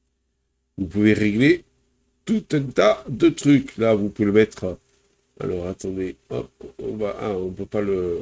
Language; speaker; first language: French; native; French